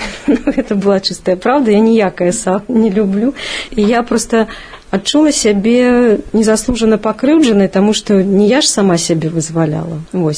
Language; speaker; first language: Belarusian; non-native, local second language; Russian